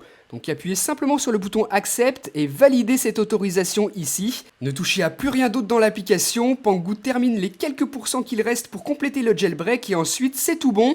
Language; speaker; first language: French; native; French